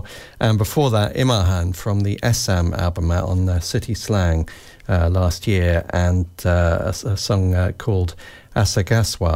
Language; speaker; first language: English; native; English